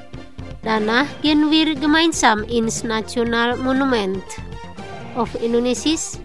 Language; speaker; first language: German; non-native, fluent; Indonesian